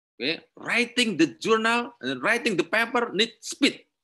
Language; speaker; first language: English; non-native, learner; Indonesian